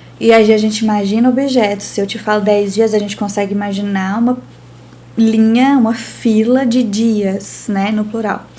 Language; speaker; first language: Portuguese; native; Portuguese